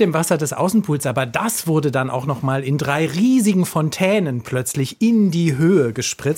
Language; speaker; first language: German; native; German